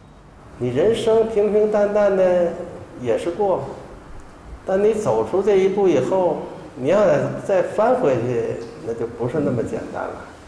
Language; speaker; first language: Chinese; native; Chinese